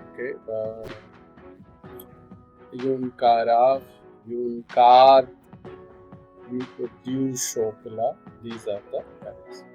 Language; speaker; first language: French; non-native, fluent; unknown